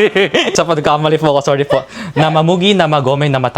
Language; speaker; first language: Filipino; native; Filipino